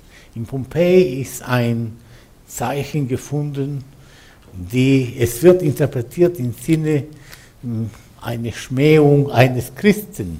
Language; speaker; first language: German; non-native, fluent; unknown